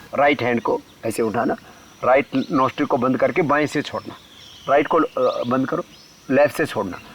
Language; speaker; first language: Hindi; native; Hindi